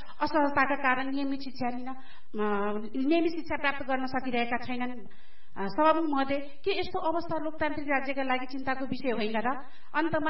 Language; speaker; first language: Nepali; native; Nepali